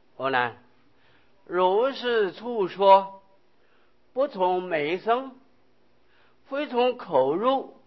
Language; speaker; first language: Chinese; non-native, local second language; Hakka Chinese